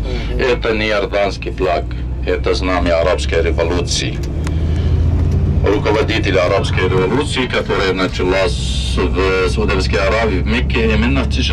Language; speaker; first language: Russian; non-native, fluent; Arabic